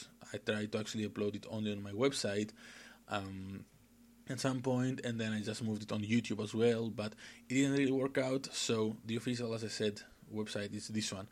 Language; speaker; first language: English; non-native, fluent; Greek